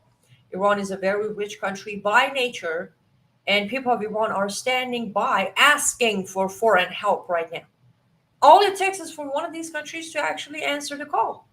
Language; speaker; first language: English; non-native, fluent; Persian